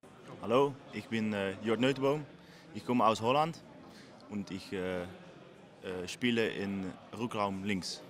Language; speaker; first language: German; non-native, learner; Dutch